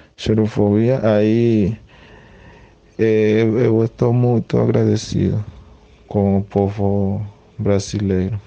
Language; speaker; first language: Portuguese; non-native, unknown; Spanish